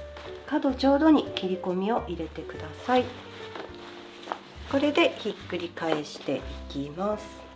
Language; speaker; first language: Japanese; native; Japanese